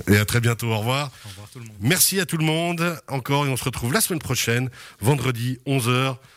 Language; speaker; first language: French; native; French